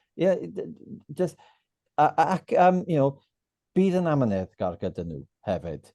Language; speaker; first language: Welsh; non-native, local second language; English